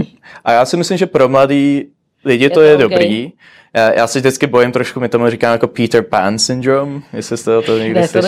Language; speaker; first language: Czech; early bilingual, heritage; Czech